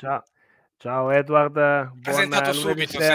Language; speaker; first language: Italian; native; Italian